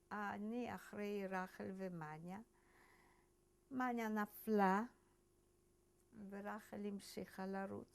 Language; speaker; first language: Hebrew; early bilingual, other home language; Polish